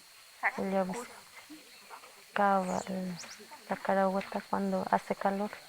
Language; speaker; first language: Spanish; non-native, local second language; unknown